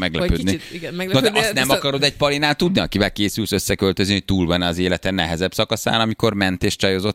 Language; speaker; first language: Hungarian; native; Hungarian